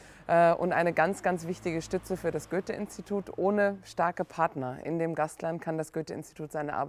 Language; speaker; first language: German; native; German